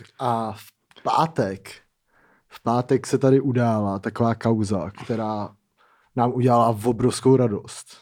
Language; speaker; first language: Czech; native; Czech